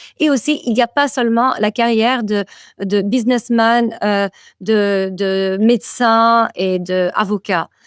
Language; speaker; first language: French; non-native, fluent; English